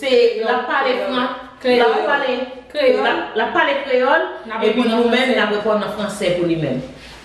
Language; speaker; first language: French; non-native, learner; Haitian Creole